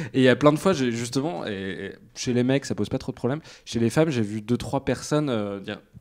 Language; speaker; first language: French; native; French